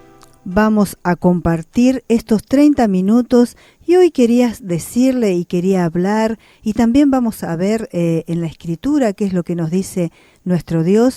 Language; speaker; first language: Spanish; native; Spanish